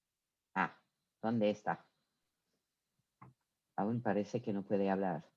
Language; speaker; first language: Spanish; non-native, fluent; French